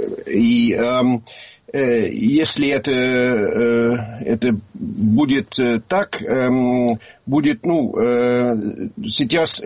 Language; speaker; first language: Russian; non-native, learner; Dutch